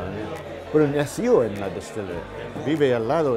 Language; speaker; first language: Spanish; non-native, learner; English